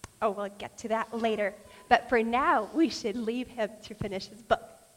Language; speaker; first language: English; native; English